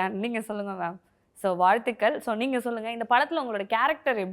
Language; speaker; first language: Tamil; native; Tamil